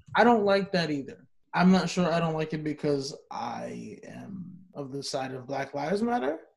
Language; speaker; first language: English; native; English